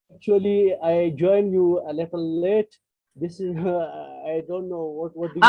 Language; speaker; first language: English; non-native, fluent; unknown